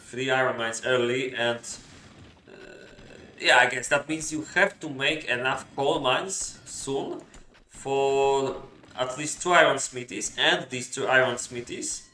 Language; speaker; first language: English; non-native, fluent; Polish